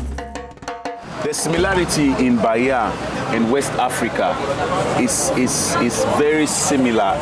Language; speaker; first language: English; non-native, local second language; Akan